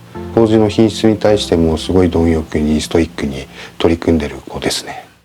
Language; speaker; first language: Japanese; native; Japanese